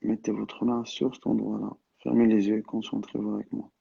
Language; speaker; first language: French; non-native, local second language; Arabic